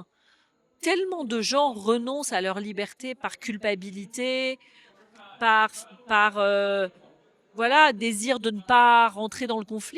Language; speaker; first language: French; native; French